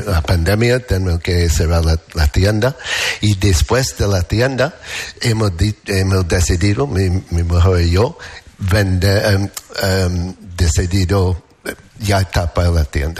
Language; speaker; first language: Spanish; non-native, learner; English